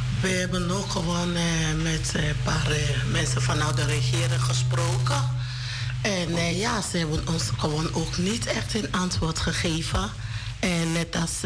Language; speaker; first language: Dutch; non-native, learner; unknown